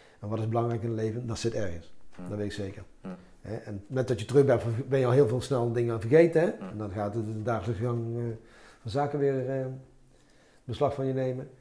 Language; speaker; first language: Dutch; early bilingual, other home language; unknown